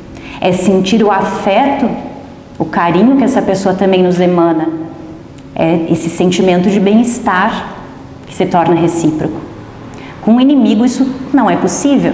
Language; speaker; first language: Portuguese; native; Portuguese